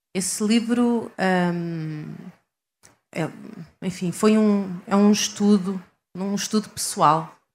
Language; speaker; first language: Portuguese; native; Portuguese